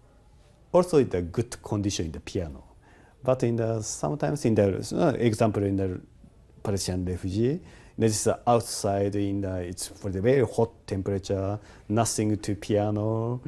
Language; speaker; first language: English; non-native, learner; Japanese